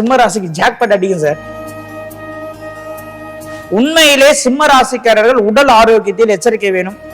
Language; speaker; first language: Tamil; native; Tamil